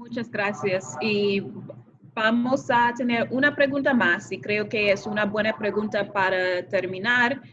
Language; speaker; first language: Spanish; non-native, fluent; English